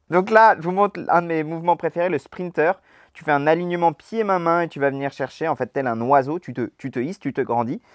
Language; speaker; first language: French; native; French